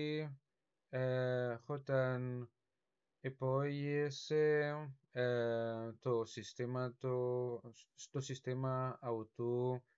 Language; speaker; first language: Greek; non-native, learner; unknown